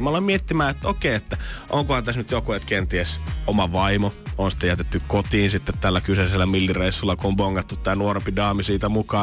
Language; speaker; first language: Finnish; native; Finnish